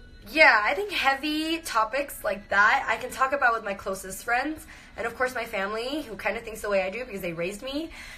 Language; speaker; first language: English; early bilingual, other home language; Spanish